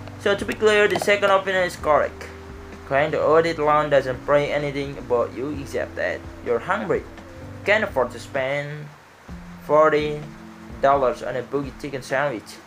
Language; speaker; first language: English; non-native, learner; Indonesian